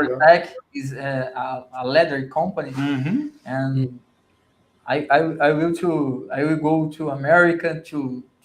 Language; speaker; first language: English; non-native, learner; Portuguese